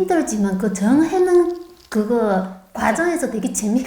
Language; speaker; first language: Korean; non-native, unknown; Chinese